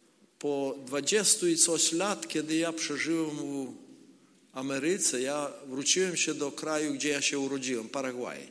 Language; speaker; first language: Polish; non-native, learner; Ukrainian